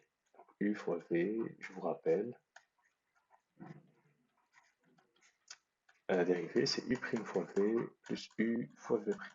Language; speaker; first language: French; native; French